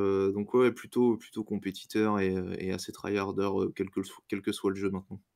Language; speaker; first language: French; native; French